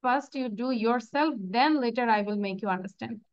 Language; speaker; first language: English; non-native, local second language; Bangla